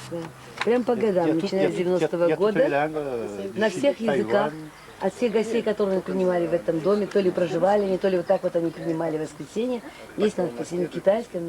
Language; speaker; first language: Russian; native; Russian